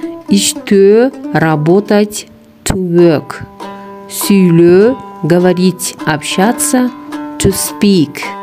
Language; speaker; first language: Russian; non-native, local second language; Kyrgyz